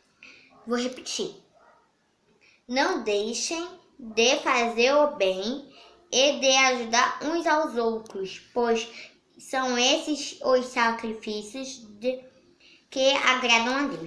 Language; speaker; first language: Portuguese; native; Portuguese